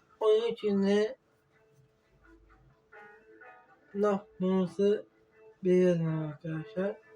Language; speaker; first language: Turkish; non-native, learner; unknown